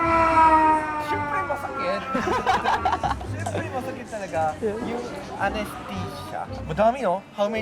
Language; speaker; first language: Filipino; non-native, learner; Japanese